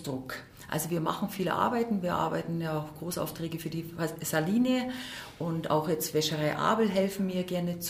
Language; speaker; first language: German; native; German